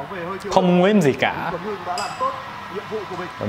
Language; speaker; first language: Vietnamese; non-native, learner; Korean